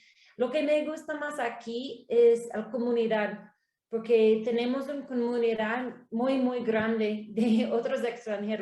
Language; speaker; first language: Spanish; non-native, learner; English